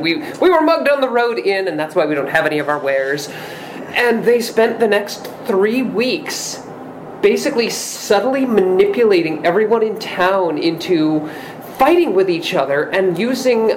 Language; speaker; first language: English; native; English